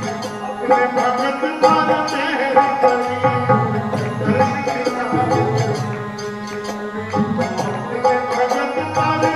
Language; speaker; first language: Hindi; native; Hindi